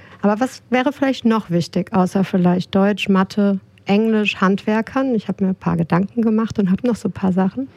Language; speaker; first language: German; native; German